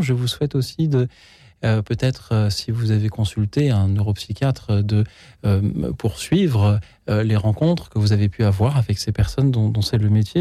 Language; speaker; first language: French; native; French